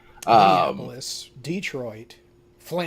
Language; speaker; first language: English; native; English